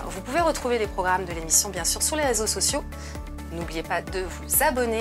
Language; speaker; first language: French; native; French